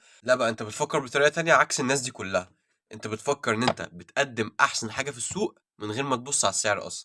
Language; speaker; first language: Arabic; native; Arabic